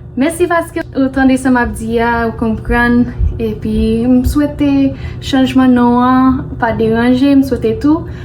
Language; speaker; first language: Haitian Creole; non-native, fluent; English